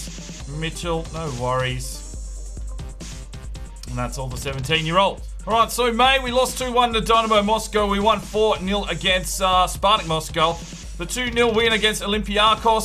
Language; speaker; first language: English; native; English